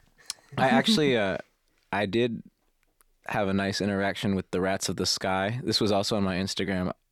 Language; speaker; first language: English; native; English